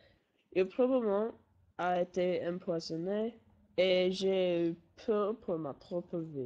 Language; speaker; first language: French; non-native, learner; English